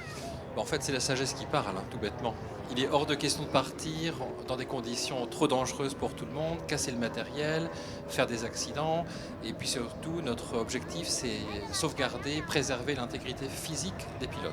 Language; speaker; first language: French; native; French